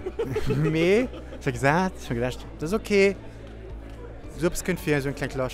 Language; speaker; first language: German; non-native, local second language; Luxembourgish